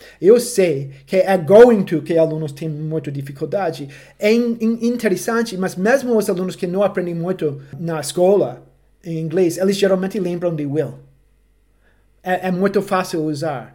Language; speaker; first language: Portuguese; non-native, fluent; English